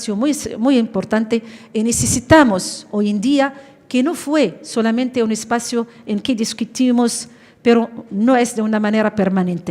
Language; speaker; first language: Spanish; non-native, fluent; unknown